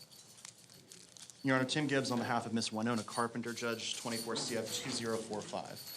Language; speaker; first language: English; native; English